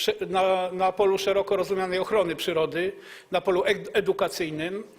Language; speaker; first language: Polish; native; Polish